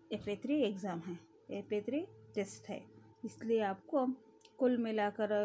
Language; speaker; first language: Hindi; non-native, local second language; Kannada